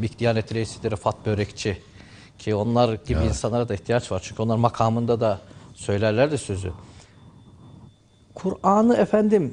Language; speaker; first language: Turkish; native; Turkish